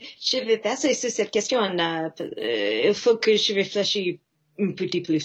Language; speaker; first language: French; non-native, fluent; English